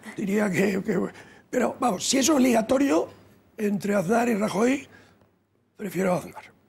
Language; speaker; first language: Spanish; native; Spanish